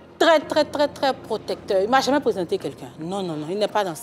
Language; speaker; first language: French; non-native, local second language; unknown